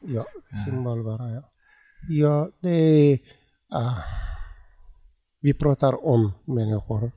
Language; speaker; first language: Swedish; non-native, learner; Tigrinya